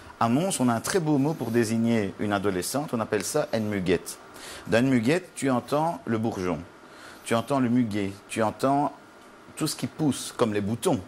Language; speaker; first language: French; native; French